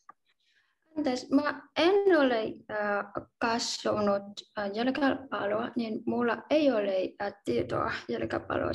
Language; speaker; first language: Finnish; non-native, learner; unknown